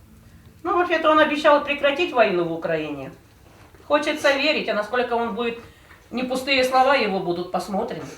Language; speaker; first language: Russian; native; Russian